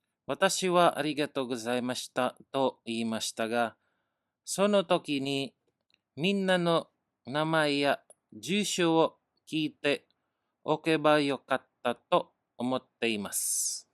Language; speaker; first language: Japanese; non-native, learner; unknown